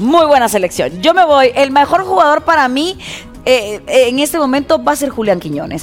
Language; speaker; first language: Spanish; native; Spanish